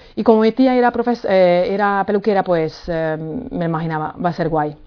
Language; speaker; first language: Spanish; non-native, fluent; Hungarian